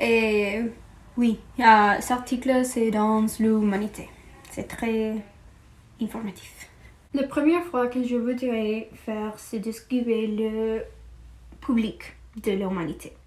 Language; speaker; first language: French; non-native, learner; English